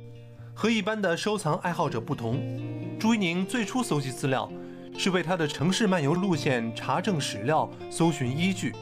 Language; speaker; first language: Chinese; native; Chinese